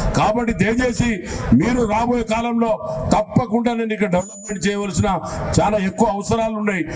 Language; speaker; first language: Telugu; non-native, local second language; Lambadi